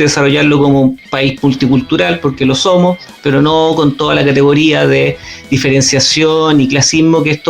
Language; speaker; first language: Spanish; native; Spanish